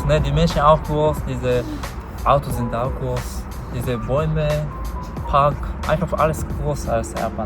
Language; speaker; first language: German; non-native, learner; Japanese